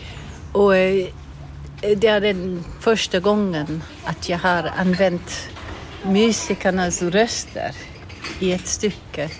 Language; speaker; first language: Swedish; non-native, fluent; English